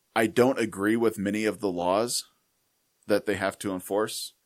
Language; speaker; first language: English; native; English